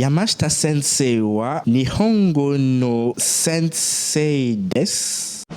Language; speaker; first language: Japanese; non-native, learner; French